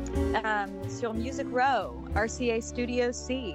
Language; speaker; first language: French; non-native, fluent; English